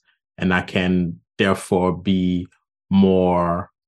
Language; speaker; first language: English; non-native, fluent; Haitian Creole